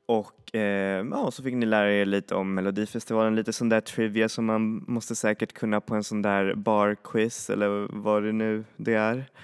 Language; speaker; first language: Swedish; native; Swedish